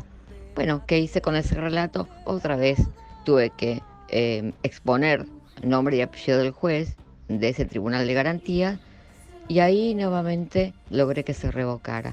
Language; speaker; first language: Spanish; native; Spanish